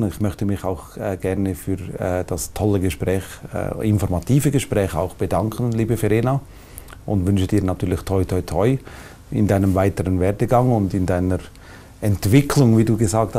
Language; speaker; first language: German; native; German